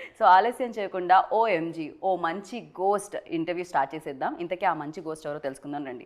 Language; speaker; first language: Telugu; native; Telugu